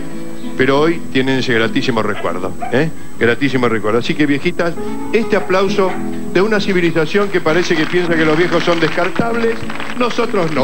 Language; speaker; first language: Spanish; native; Spanish